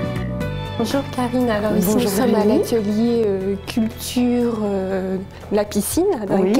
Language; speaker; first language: French; native; French